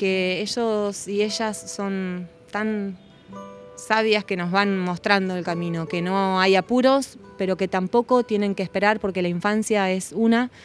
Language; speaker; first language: Spanish; native; Spanish